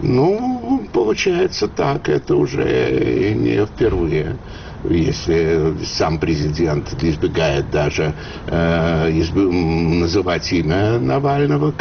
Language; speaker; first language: Russian; native; Russian